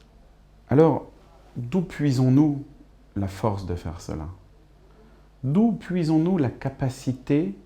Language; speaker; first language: French; native; French